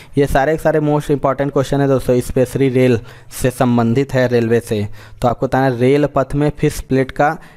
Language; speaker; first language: Hindi; native; Hindi